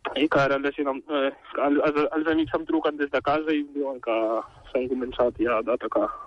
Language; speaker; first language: Catalan; non-native, fluent; Ukrainian